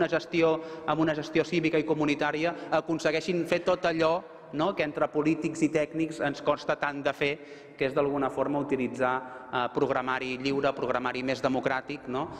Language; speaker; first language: Catalan; native; Catalan